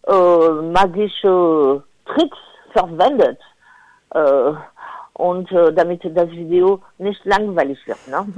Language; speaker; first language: German; non-native, fluent; French